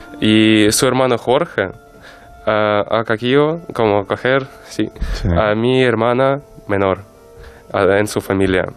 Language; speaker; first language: Spanish; non-native, learner; Ukrainian